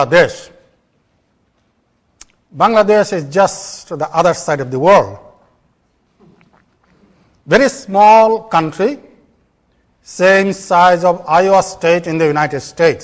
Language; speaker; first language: English; non-native, local second language; Bangla